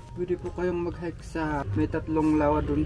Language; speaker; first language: Filipino; native; Filipino